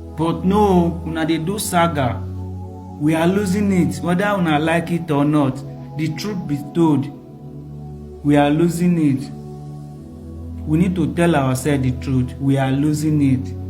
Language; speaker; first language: Nigerian Pidgin; non-native, local second language; Bini